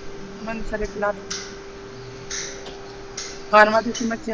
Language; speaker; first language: Persian; non-native, learner; Urdu